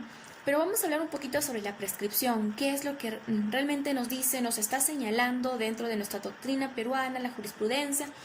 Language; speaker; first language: Spanish; native; Spanish